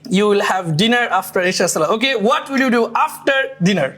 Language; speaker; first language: English; non-native, fluent; Bangla